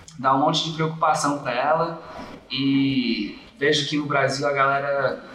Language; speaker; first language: Portuguese; non-native, fluent; English